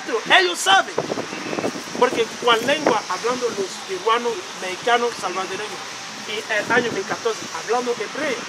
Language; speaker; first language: Spanish; non-native, learner; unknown